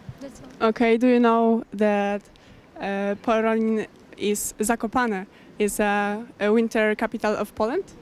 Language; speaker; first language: English; non-native, learner; Polish